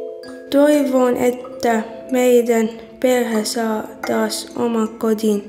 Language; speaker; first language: Finnish; non-native, learner; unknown